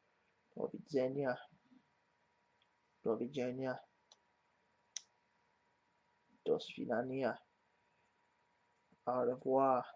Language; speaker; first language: Russian; non-native, learner; English